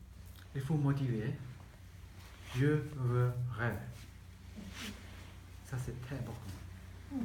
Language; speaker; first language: French; non-native, learner; Tibetan